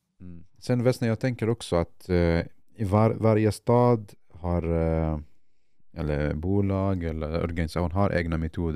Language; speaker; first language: Swedish; non-native, fluent; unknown